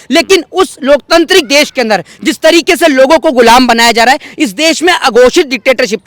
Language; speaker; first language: Hindi; native; Hindi